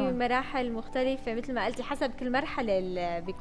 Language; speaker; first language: Arabic; native; Arabic